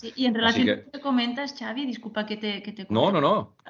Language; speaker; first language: Spanish; native; Spanish